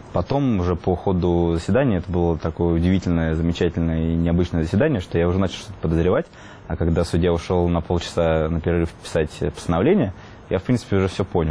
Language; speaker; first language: Russian; native; Russian